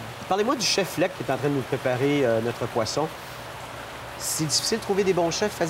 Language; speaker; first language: French; native; French